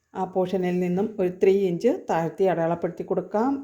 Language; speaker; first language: Malayalam; native; Malayalam